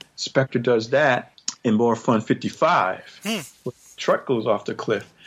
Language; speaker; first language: English; native; English